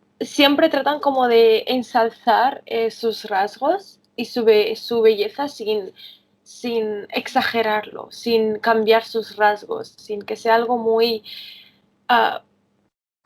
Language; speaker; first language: Spanish; early bilingual, other home language; Romanian